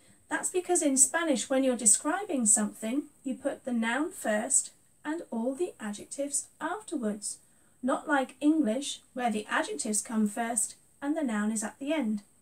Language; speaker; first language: English; native; English